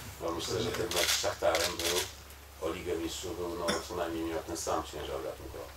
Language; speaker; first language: Polish; native; Polish